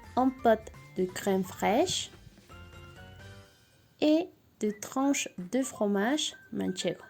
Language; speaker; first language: French; non-native, fluent; Spanish